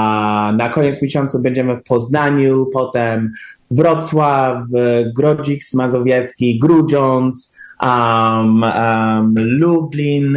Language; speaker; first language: Polish; early bilingual, heritage; English